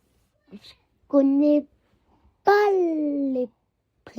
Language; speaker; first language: French; early bilingual, other home language; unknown